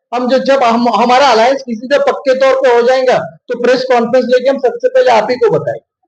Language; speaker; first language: Hindi; non-native, local second language; Marathi